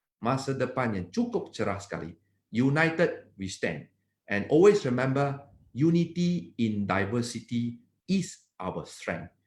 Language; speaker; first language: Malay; non-native, local second language; Chinese